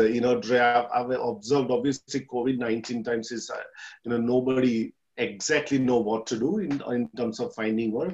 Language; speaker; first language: English; non-native, local second language; Gujarati